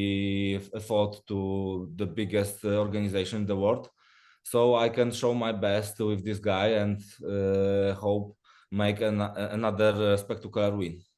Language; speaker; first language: English; non-native, learner; Polish